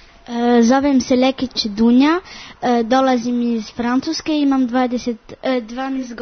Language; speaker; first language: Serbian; early bilingual, heritage; Serbian